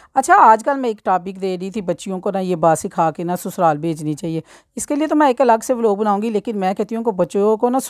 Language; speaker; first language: Urdu; non-native, local second language; Punjabi